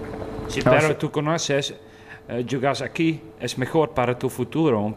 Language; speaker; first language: Portuguese; non-native, learner; Spanish